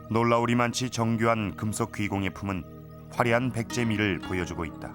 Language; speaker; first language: Korean; native; Korean